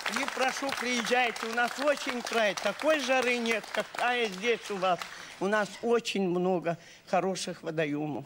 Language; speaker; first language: Russian; native; Russian